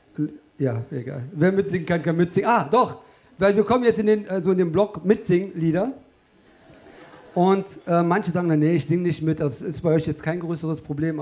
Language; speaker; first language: German; early bilingual, other home language; Turkish